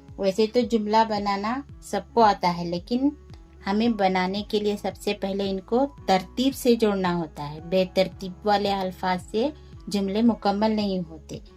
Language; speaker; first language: Urdu; native; Urdu